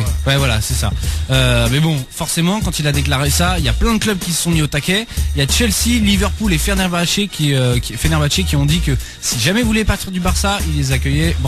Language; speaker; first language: French; native; French